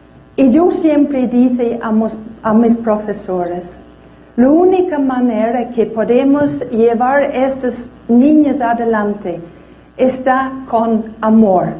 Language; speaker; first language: Spanish; non-native, fluent; English